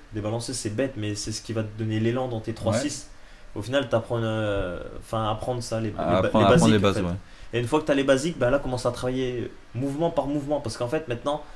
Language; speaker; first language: French; native; French